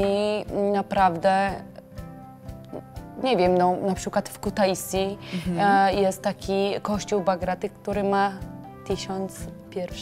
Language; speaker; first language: Polish; non-native, learner; Georgian